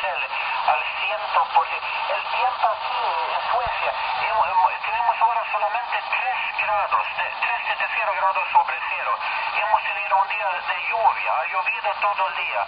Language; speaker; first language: Spanish; non-native, learner; Swedish